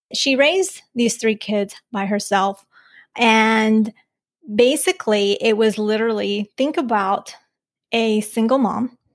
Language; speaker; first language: English; early bilingual, other home language; Spanish